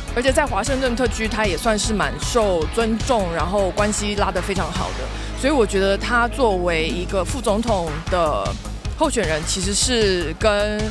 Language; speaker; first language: Chinese; native; Chinese